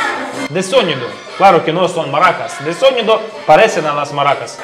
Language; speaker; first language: Spanish; non-native, fluent; Russian